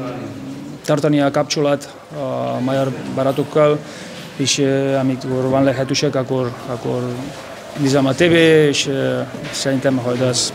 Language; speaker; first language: Hungarian; non-native, local second language; Spanish